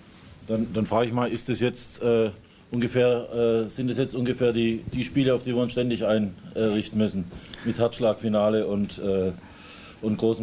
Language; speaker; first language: German; native; German